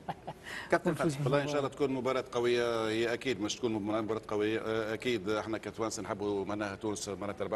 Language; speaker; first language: Arabic; native; Arabic